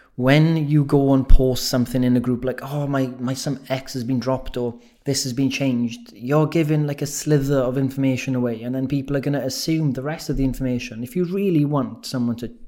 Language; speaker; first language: English; native; English